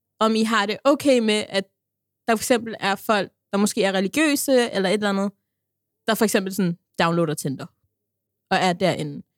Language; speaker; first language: Danish; early bilingual, other home language; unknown